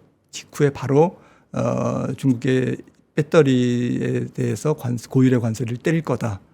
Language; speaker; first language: Korean; native; Korean